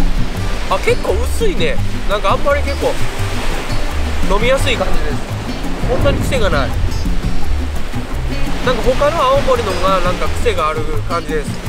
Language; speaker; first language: Japanese; native; Japanese